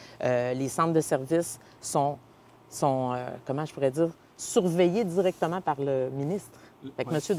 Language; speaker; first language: French; native; French